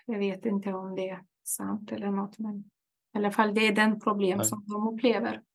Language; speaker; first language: Swedish; non-native, fluent; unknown